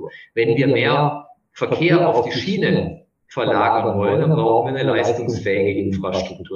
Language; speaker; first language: German; native; German